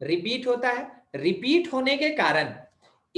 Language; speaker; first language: Hindi; native; Hindi